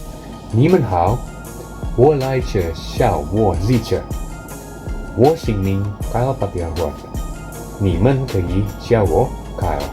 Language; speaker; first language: Chinese; non-native, learner; Indonesian